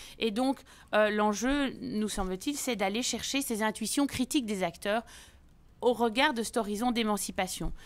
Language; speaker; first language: French; native; French